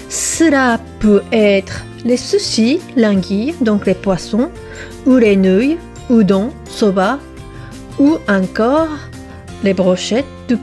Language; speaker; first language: French; non-native, fluent; Japanese